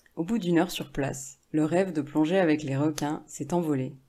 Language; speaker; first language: French; native; French